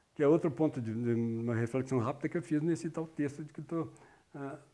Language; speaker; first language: Portuguese; native; Portuguese